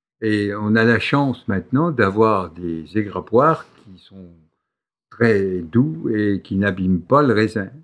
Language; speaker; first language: French; native; French